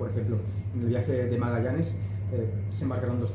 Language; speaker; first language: Spanish; native; Spanish